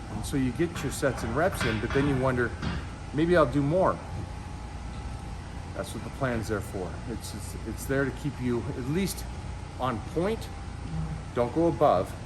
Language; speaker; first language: English; native; English